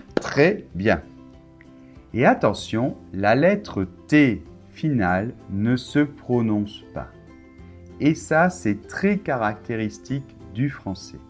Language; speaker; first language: French; native; French